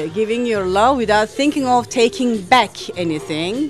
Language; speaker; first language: English; non-native, learner; Greek